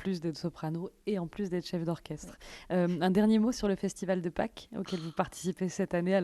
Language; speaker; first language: French; native; French